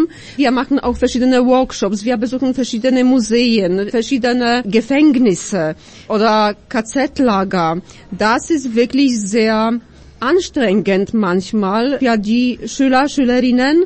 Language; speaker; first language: German; non-native, fluent; Polish